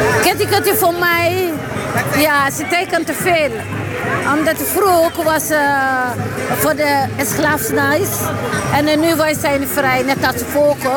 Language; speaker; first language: Dutch; non-native, learner; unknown